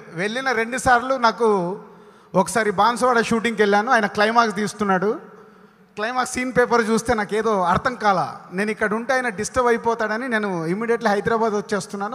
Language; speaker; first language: Telugu; native; Telugu